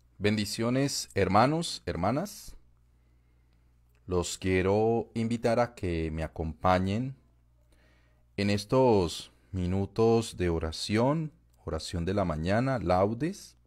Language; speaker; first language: Spanish; native; Spanish